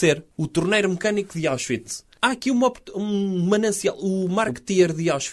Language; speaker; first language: Portuguese; native; Portuguese